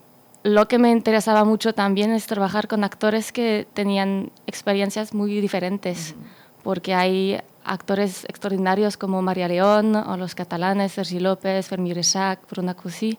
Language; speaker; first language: Spanish; non-native, fluent; French